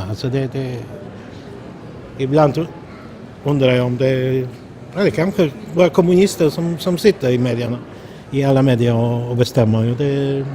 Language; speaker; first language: Swedish; non-native, fluent; Polish